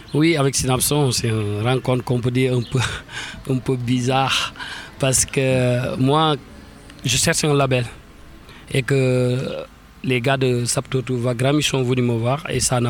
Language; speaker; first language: French; non-native, local second language; Wolof